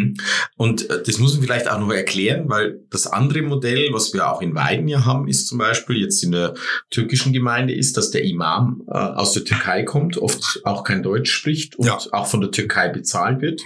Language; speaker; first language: German; native; German